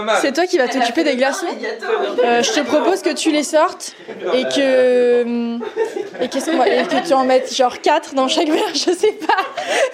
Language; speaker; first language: French; native; French